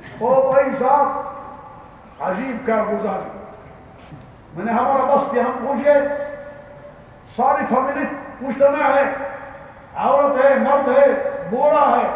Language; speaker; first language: Urdu; non-native, learner; Arabic